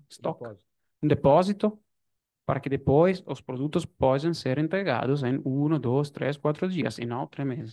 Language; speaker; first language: Portuguese; non-native, fluent; Italian